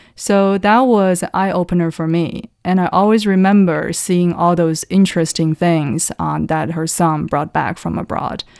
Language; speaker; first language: English; non-native, fluent; Chinese